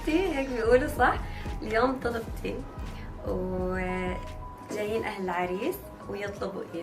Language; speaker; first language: Arabic; native; Arabic